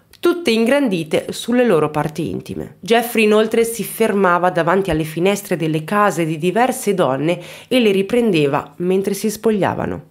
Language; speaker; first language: Italian; native; Italian